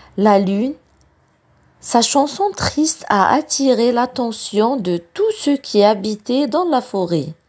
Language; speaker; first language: French; non-native, local second language; Arabic